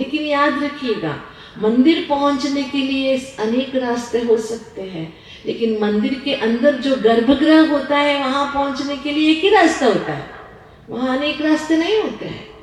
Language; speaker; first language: Hindi; non-native, local second language; Kannada